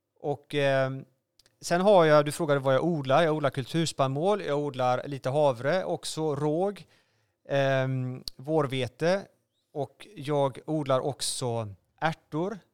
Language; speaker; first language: Swedish; native; Swedish